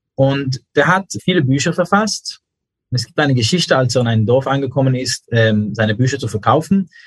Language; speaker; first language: German; non-native, fluent; English